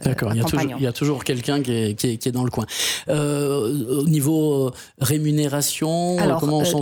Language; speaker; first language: French; native; French